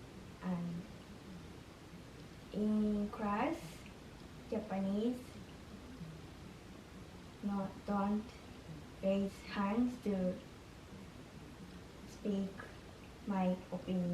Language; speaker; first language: English; non-native, learner; Japanese